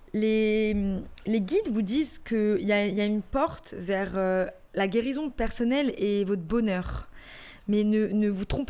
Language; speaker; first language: French; native; French